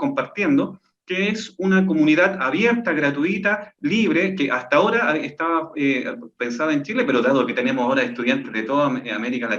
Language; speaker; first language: Spanish; native; Spanish